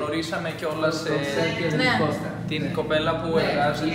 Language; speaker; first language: Greek; native; Greek